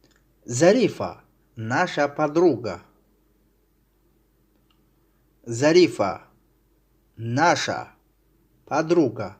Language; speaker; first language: Russian; non-native, fluent; Tajik